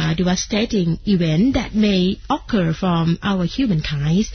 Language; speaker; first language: English; non-native, fluent; Thai